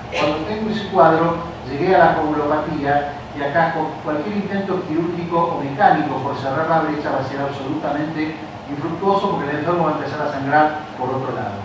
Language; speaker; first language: Spanish; native; Spanish